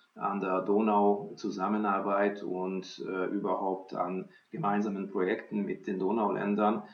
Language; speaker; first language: German; non-native, fluent; Hungarian